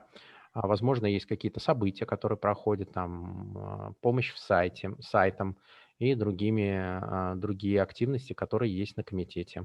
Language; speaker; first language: Russian; native; Russian